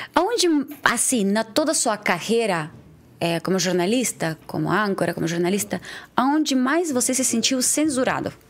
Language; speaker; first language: Portuguese; non-native, fluent; Russian